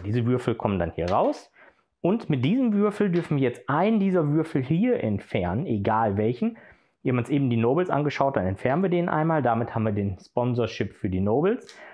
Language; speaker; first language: German; native; German